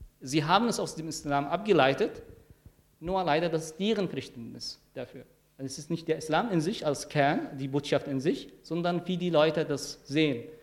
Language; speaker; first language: German; non-native, fluent; Arabic